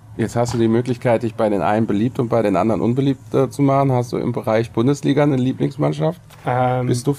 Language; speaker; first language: German; native; German